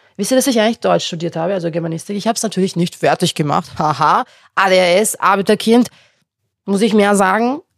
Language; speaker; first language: German; non-native, local second language; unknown